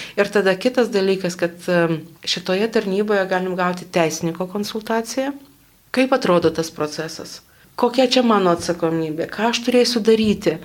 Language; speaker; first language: Lithuanian; native; Lithuanian